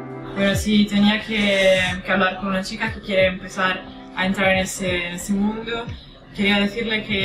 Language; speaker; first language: Spanish; non-native, fluent; Italian